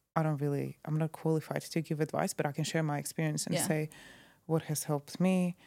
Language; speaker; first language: English; non-native, fluent; Croatian